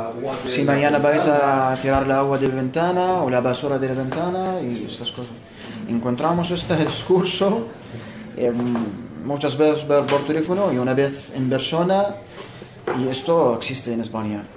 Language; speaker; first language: Spanish; non-native, fluent; Arabic